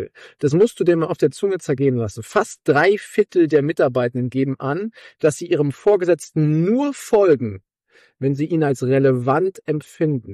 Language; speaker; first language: German; native; German